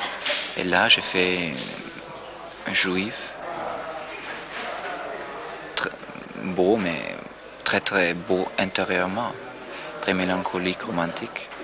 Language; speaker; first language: French; non-native, fluent; German